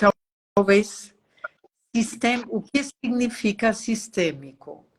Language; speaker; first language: Portuguese; non-native, fluent; German